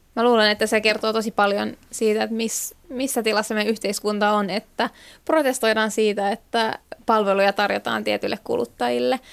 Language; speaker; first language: Finnish; native; Finnish